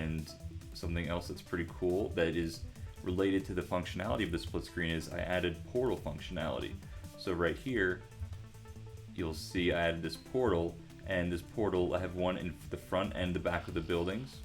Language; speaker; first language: English; native; English